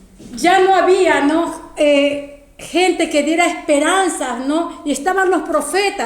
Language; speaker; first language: Spanish; native; Spanish